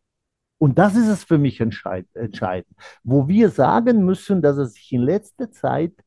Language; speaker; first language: German; non-native, fluent; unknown